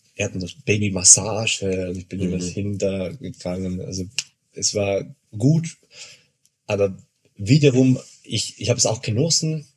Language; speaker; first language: German; non-native, fluent; Spanish